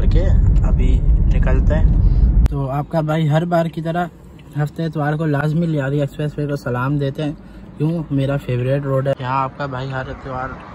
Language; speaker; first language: Urdu; native; Urdu